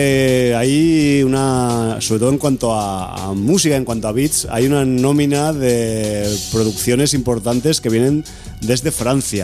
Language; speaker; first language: Spanish; native; Spanish